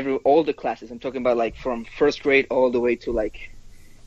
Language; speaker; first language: English; non-native, fluent; Spanish